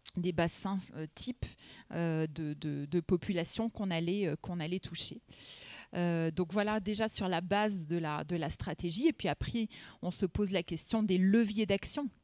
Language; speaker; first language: French; native; French